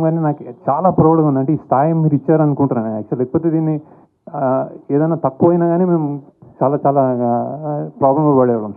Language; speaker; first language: Telugu; native; Telugu